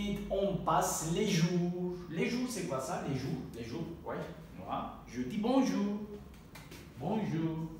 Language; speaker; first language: French; non-native, fluent; Turkish